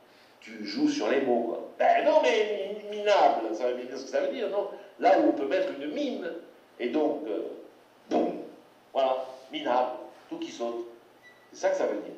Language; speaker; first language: French; native; French